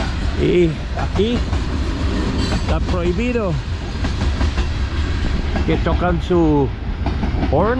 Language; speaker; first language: Spanish; non-native, fluent; English